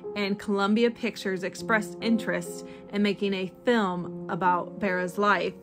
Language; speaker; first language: English; native; English